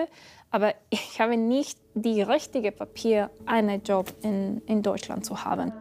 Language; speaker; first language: German; non-native, learner; Spanish